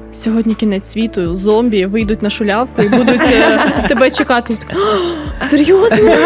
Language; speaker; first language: Ukrainian; native; Ukrainian